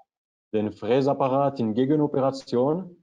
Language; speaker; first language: German; non-native, learner; French